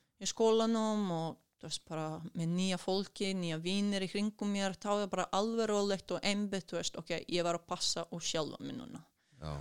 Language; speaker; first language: Icelandic; non-native, fluent; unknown